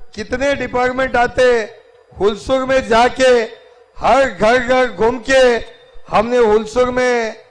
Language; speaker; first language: Hindi; non-native, local second language; Kannada